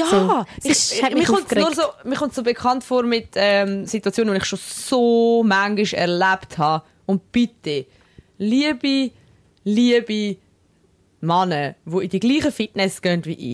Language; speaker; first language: German; native; German